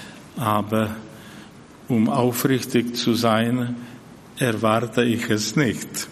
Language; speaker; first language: German; non-native, fluent; Czech